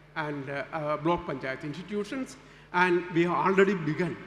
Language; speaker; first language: English; non-native, local second language; Malayalam